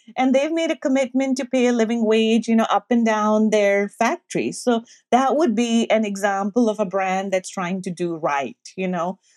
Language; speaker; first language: English; non-native, local second language; Urdu